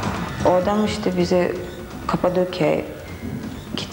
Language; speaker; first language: Turkish; non-native, learner; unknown